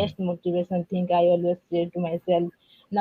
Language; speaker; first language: English; non-native, learner; Odia